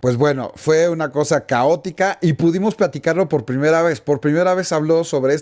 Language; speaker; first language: Spanish; native; Spanish